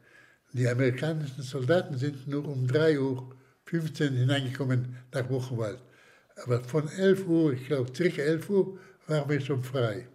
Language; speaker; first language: German; non-native, fluent; Slovak